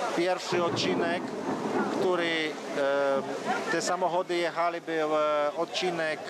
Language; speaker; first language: Polish; non-native, learner; Slovak